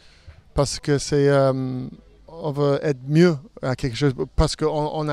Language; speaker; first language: French; non-native, fluent; English